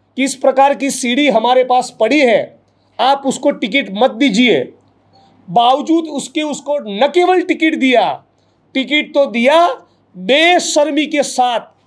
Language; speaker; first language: Hindi; non-native, local second language; Gujarati